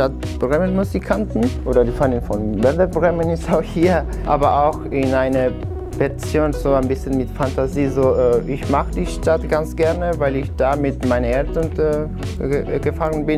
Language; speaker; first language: German; non-native, fluent; Spanish